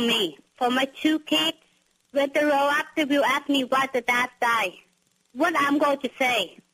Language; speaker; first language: English; non-native, learner; Vietnamese